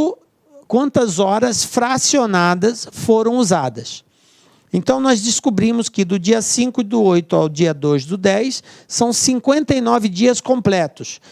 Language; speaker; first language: Portuguese; native; Portuguese